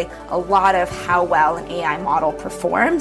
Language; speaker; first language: English; early bilingual, other home language; Chinese